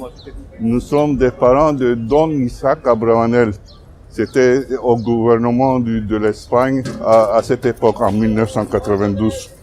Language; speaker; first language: French; non-native, fluent; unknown